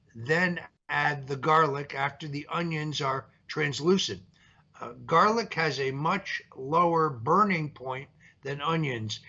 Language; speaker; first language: English; early bilingual, other home language; Italian